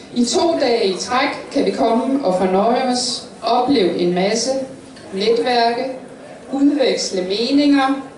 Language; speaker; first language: Danish; native; Danish